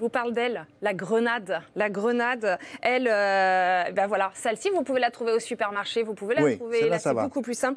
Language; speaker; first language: French; native; French